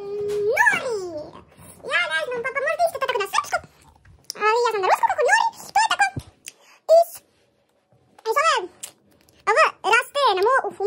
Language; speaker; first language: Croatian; non-native, fluent; Russian